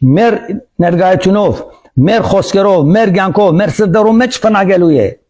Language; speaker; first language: Armenian; early bilingual, heritage; Armenian